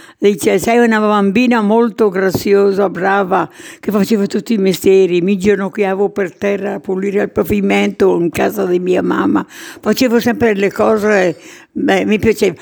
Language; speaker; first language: Italian; native; Italian